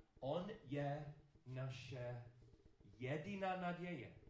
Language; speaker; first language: Czech; non-native, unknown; English